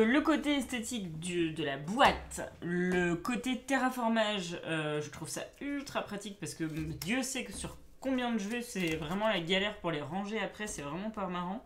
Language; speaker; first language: French; native; French